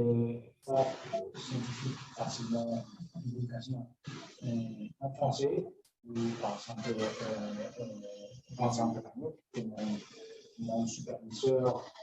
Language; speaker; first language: French; non-native, fluent; Spanish